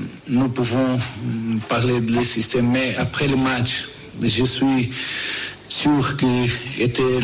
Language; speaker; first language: French; non-native, learner; Portuguese